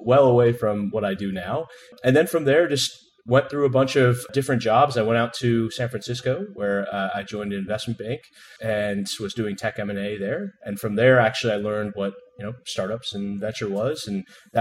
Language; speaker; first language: English; native; English